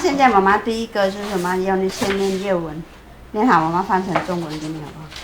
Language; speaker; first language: Chinese; non-native, fluent; Vietnamese